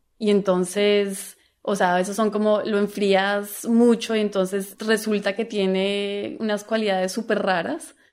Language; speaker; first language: Spanish; native; Spanish